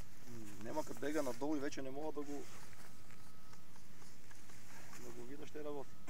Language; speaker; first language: Bulgarian; native; Bulgarian